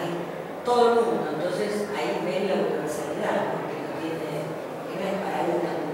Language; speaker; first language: Spanish; native; Spanish